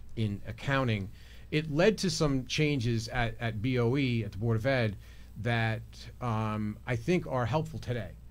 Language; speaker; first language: English; native; English